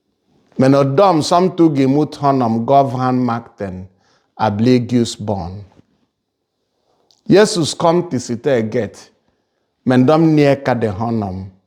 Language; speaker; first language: Swedish; non-native, fluent; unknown